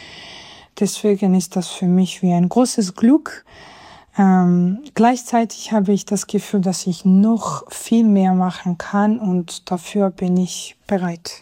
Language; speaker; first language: German; non-native, fluent; Georgian